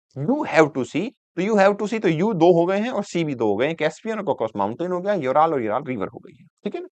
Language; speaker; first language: Hindi; native; Hindi